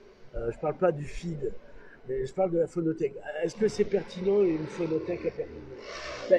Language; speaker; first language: French; native; French